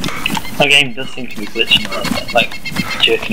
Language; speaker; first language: English; native; English